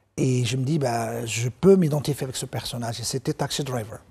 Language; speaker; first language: French; non-native, local second language; Arabic